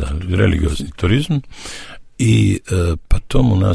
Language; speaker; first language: Russian; non-native, learner; Serbian